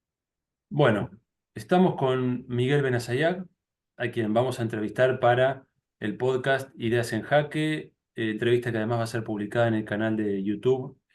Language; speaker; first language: Spanish; native; Spanish